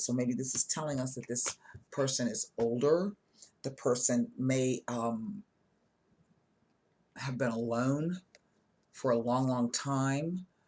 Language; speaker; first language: English; native; English